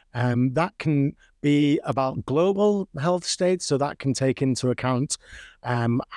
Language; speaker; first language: English; native; English